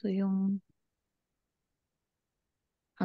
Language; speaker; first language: Korean; non-native, learner; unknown